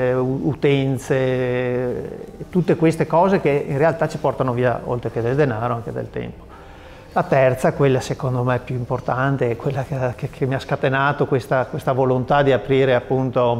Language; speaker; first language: Italian; native; Italian